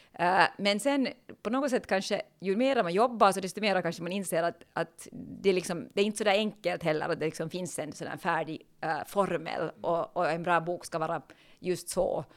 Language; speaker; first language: Swedish; native; Swedish